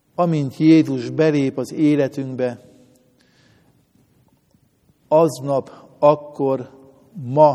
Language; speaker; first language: Hungarian; native; Hungarian